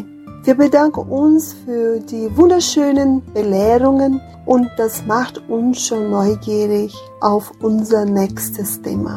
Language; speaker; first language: German; non-native, fluent; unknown